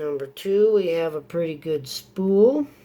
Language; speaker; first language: English; native; English